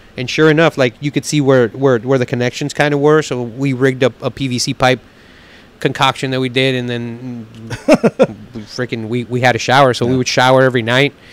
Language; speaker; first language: English; native; English